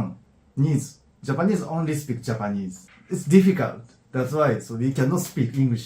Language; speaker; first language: English; non-native, learner; Japanese